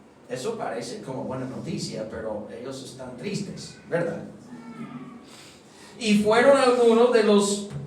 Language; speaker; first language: Spanish; non-native, fluent; English